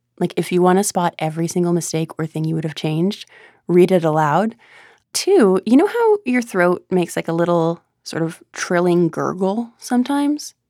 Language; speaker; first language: English; native; English